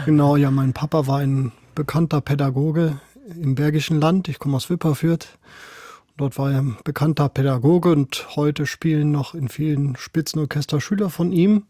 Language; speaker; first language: German; native; German